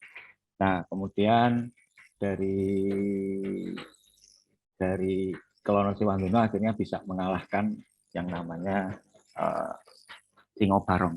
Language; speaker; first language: Indonesian; native; Indonesian